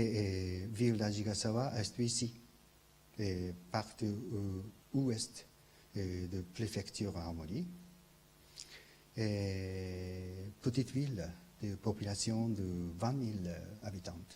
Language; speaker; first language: French; non-native, learner; Japanese